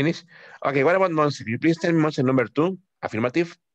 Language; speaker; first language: English; non-native, fluent; Spanish